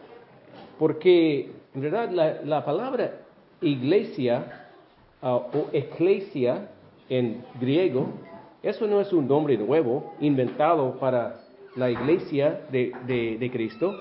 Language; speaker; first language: Spanish; non-native, fluent; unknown